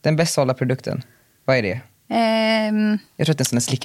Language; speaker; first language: Swedish; native; Swedish